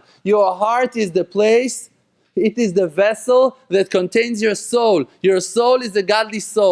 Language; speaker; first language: English; non-native, fluent; Hebrew